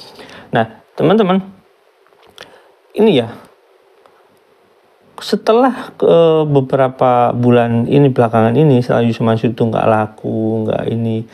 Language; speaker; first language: Indonesian; native; Indonesian